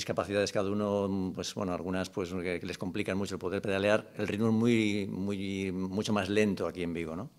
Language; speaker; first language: Spanish; native; Spanish